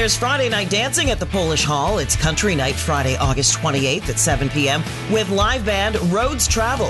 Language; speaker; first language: English; native; English